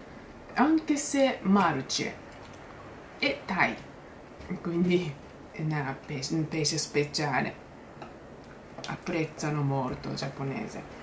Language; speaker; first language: Italian; non-native, learner; Japanese